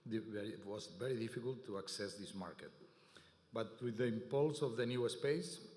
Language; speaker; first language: English; non-native, fluent; Catalan